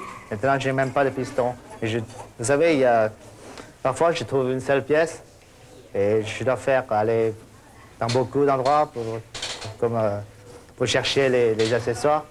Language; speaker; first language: French; non-native, fluent; Vietnamese